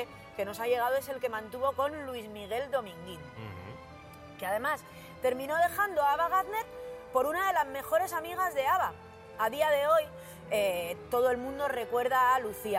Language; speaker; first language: Spanish; native; Spanish